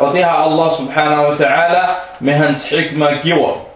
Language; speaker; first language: Danish; non-native, fluent; Arabic